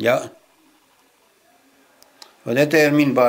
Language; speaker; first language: Swedish; early bilingual, heritage; Swedish